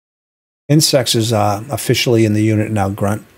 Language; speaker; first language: English; native; English